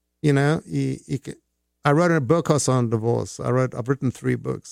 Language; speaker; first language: English; native; English